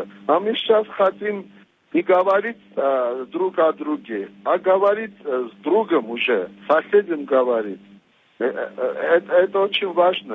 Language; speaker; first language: Russian; non-native, fluent; Armenian